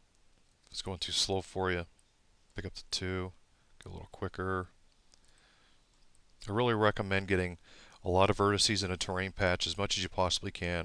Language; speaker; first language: English; native; English